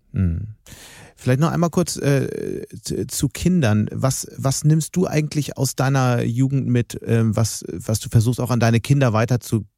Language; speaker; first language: German; native; German